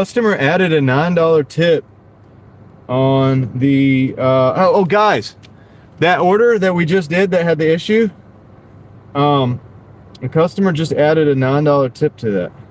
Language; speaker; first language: English; native; English